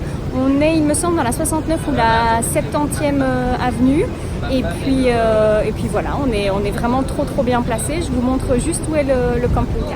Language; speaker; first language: French; native; French